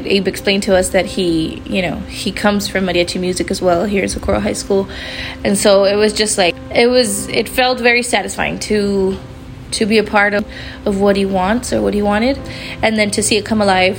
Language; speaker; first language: English; native; English